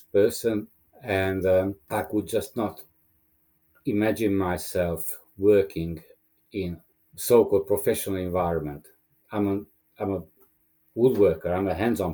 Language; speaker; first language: English; non-native, fluent; Romanian